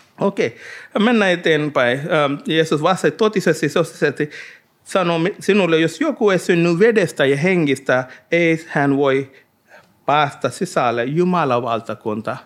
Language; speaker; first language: Finnish; non-native, learner; Hindi